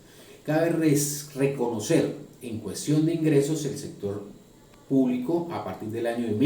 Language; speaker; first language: Spanish; native; Spanish